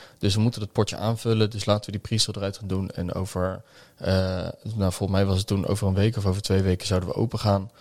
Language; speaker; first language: Dutch; native; Dutch